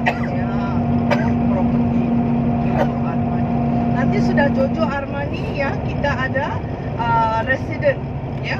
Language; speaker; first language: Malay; non-native, local second language; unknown